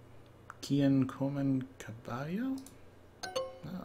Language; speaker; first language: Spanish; non-native, learner; English